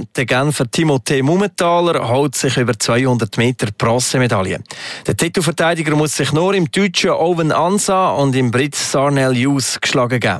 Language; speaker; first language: German; native; German